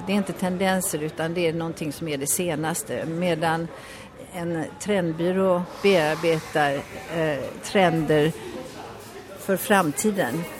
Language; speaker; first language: Swedish; native; Swedish